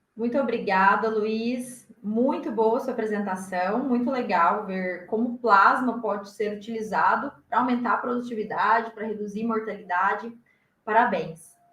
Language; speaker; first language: Portuguese; native; Portuguese